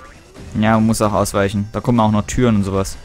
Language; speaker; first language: German; native; German